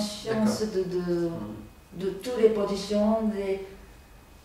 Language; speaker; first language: French; non-native, learner; Japanese